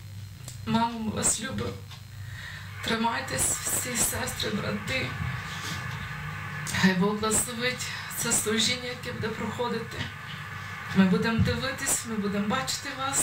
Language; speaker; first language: Ukrainian; native; Ukrainian